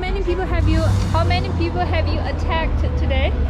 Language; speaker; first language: English; non-native, fluent; Chinese